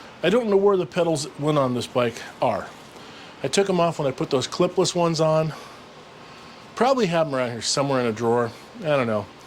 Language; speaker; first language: English; native; English